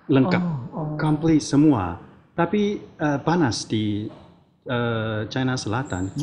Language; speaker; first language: Indonesian; non-native, learner; Chinese